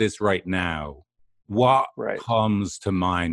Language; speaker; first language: English; native; English